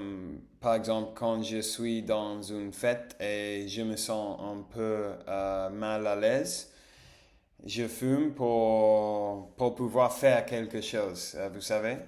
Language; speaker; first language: French; non-native, fluent; Spanish